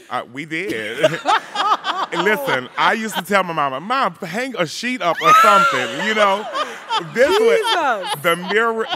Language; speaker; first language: English; native; English